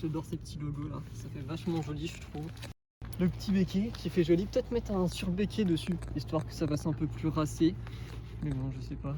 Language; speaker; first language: French; native; French